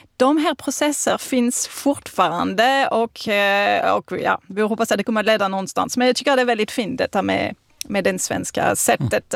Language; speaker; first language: Swedish; non-native, fluent; French